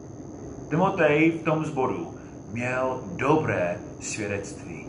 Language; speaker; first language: Czech; non-native, fluent; English